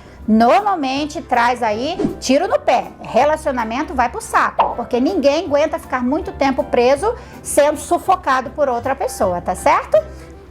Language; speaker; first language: Portuguese; native; Portuguese